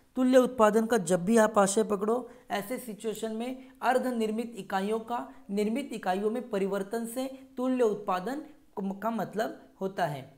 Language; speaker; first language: Hindi; non-native, local second language; Marathi